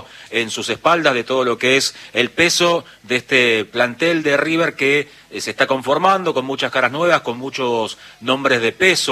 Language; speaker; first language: Spanish; native; Spanish